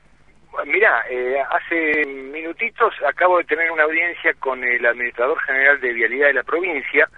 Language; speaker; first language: Spanish; native; Spanish